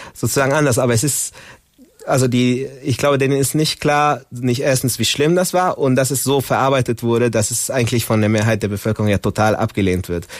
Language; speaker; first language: German; non-native, fluent; Spanish